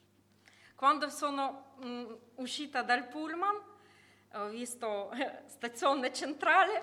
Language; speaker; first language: Italian; non-native, learner; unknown